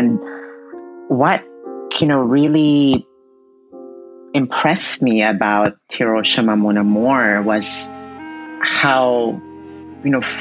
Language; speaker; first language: English; non-native, local second language; Cebuano